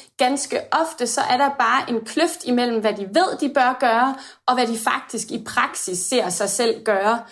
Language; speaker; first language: Danish; native; Danish